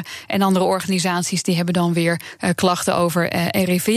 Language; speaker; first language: Dutch; native; Dutch